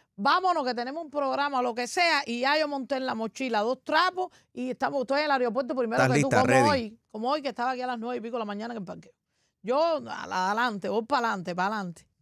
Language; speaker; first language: Spanish; native; Spanish